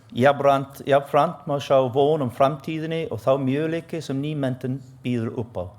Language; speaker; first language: Icelandic; non-native, fluent; English